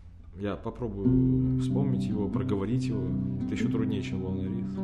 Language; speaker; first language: Russian; native; Russian